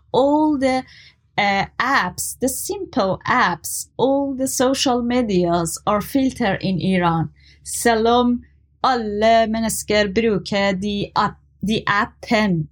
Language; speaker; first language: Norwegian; non-native, learner; Persian